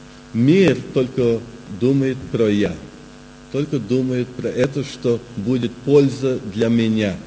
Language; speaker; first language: Russian; early bilingual, heritage; Russian